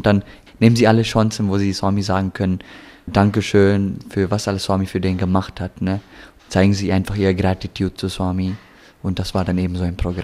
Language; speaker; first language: German; early bilingual, heritage; German